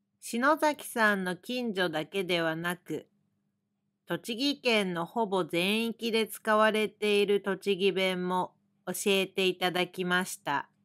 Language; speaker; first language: Japanese; native; Japanese